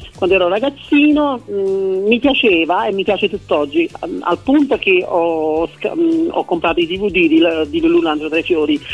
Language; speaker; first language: Italian; native; Italian